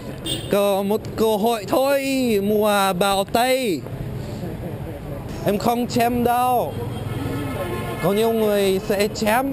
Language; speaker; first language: Vietnamese; non-native, fluent; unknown